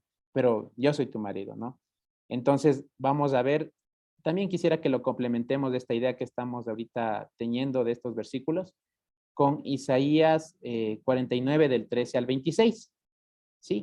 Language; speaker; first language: Spanish; native; Spanish